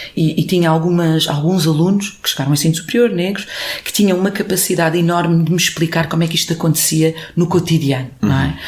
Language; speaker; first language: Portuguese; non-native, local second language; Kabuverdianu